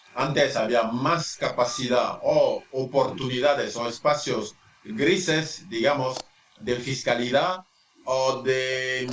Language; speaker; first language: Spanish; non-native, fluent; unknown